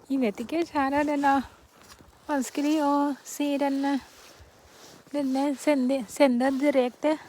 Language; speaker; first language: Norwegian; non-native, learner; Thai